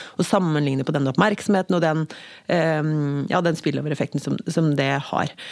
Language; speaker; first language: Norwegian; native; Norwegian